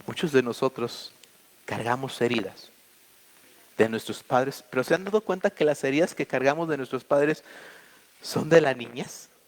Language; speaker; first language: Spanish; native; Spanish